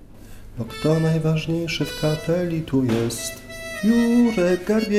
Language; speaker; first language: Polish; native; Polish